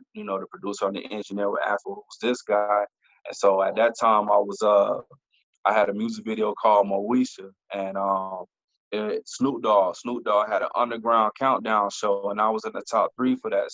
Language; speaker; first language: English; native; English